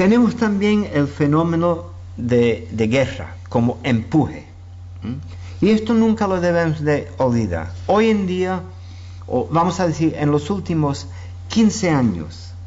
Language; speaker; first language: Spanish; non-native, fluent; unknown